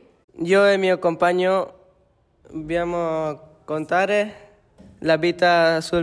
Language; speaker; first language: Italian; early bilingual, other home language; Spanish